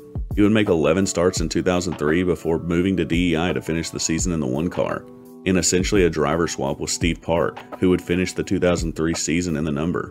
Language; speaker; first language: English; native; English